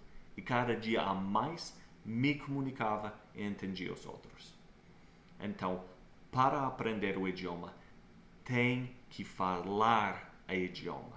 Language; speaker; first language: Portuguese; non-native, fluent; English